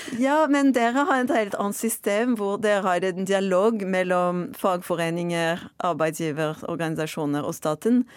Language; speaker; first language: Norwegian; non-native, fluent; French